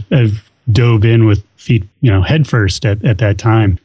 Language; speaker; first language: English; native; English